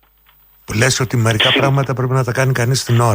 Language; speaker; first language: Greek; native; Greek